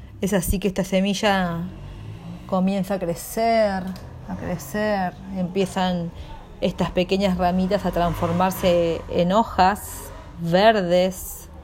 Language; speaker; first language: Spanish; native; Spanish